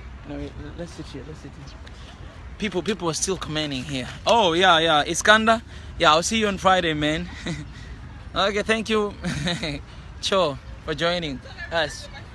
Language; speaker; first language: English; non-native, local second language; Swahili